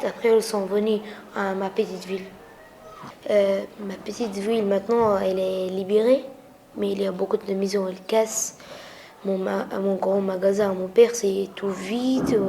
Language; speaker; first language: French; non-native, learner; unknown